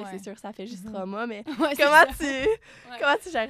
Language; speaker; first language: French; native; French